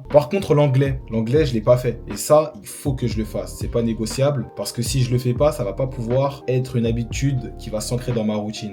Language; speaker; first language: French; native; French